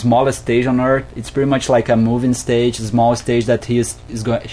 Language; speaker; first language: English; non-native, fluent; Portuguese